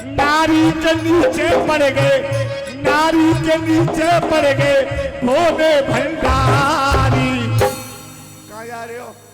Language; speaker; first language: Hindi; native; Hindi